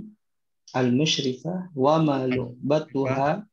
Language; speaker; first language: Arabic; non-native, fluent; Indonesian